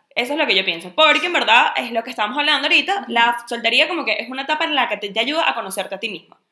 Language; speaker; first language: Spanish; native; Spanish